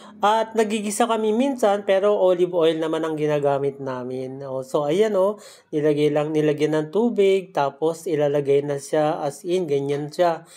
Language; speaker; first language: Filipino; non-native, local second language; Hiligaynon